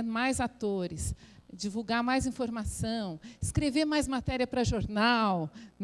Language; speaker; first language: Portuguese; native; Portuguese